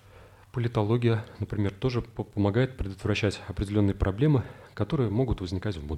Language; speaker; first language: Russian; native; Russian